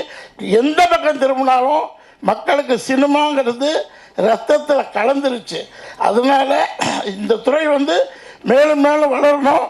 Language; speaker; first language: Tamil; native; Tamil